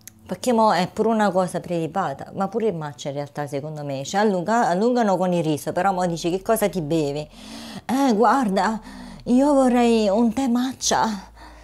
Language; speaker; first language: Italian; native; Italian